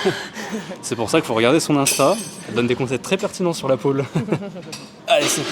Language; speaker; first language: French; native; French